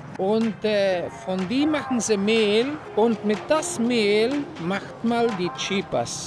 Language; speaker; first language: German; early bilingual, heritage; German